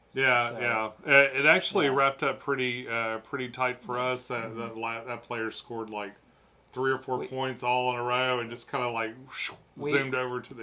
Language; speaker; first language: English; native; English